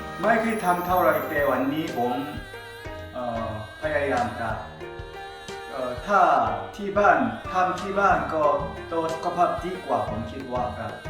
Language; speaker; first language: Thai; non-native, learner; Korean